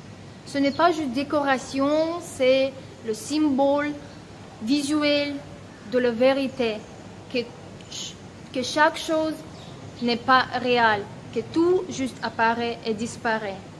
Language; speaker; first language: French; non-native, fluent; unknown